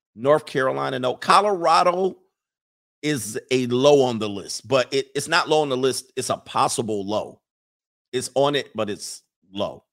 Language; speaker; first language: English; native; English